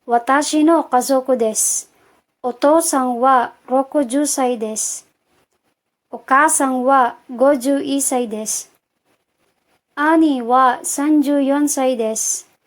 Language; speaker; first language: Japanese; non-native, learner; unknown